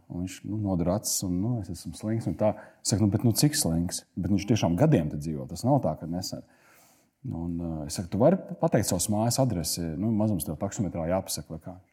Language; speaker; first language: Latvian; native; Latvian